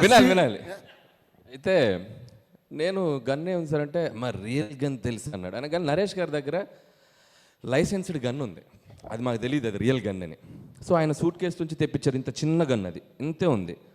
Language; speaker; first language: Telugu; native; Telugu